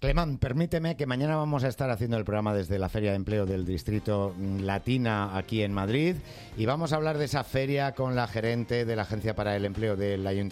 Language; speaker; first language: Spanish; native; Spanish